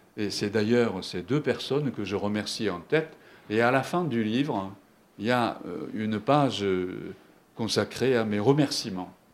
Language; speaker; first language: French; non-native, fluent; Japanese